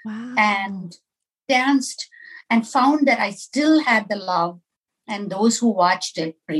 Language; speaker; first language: English; non-native, local second language; Tamil